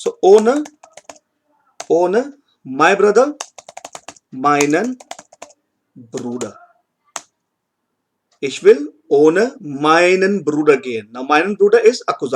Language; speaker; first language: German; non-native, fluent; Hindi